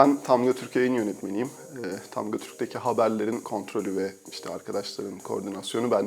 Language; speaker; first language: Turkish; native; Turkish